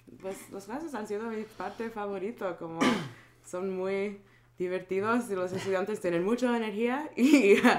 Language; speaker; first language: Spanish; non-native, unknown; English